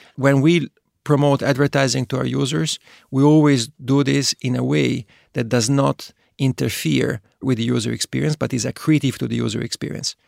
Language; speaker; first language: English; non-native, fluent; Italian